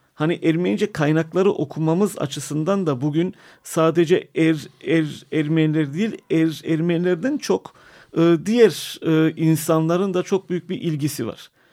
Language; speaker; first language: Turkish; non-native, local second language; Armenian